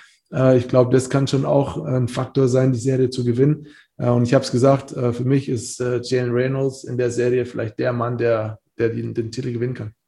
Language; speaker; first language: German; native; German